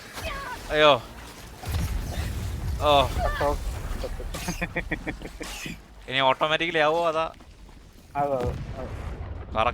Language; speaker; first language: Malayalam; native; Malayalam